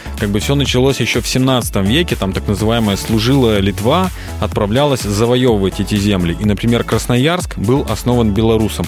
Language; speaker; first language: Russian; native; Russian